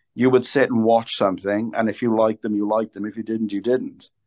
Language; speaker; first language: English; native; English